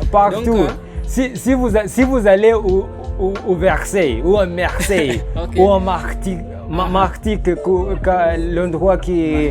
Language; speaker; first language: French; non-native, learner; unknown